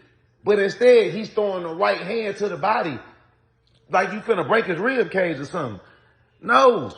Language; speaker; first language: English; native; English